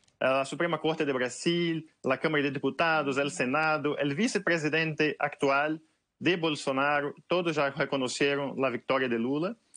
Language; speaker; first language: Portuguese; native; Portuguese